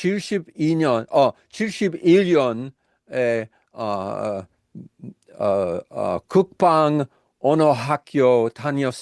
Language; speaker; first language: Korean; non-native, learner; English